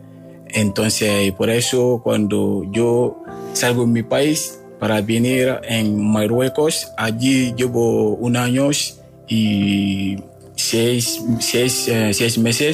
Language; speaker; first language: Spanish; non-native, learner; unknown